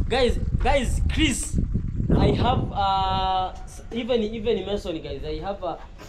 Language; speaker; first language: English; non-native, learner; Swahili